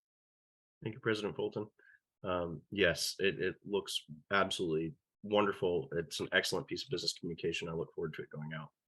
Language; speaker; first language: English; native; English